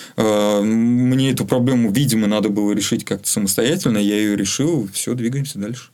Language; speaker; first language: Russian; native; Russian